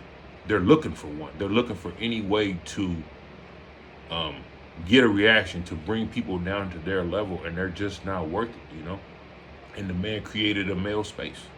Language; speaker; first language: English; native; English